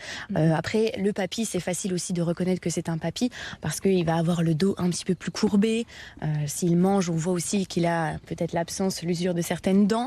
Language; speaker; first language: French; native; French